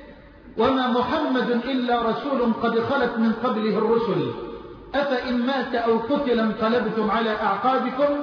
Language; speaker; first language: Arabic; native; Arabic